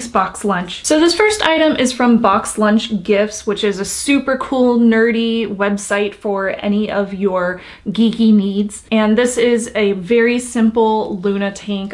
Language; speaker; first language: English; native; English